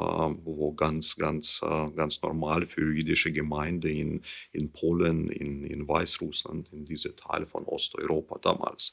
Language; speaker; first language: German; non-native, learner; English